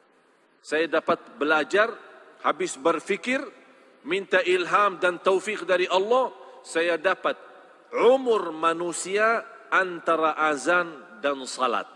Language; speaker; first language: Indonesian; non-native, fluent; Arabic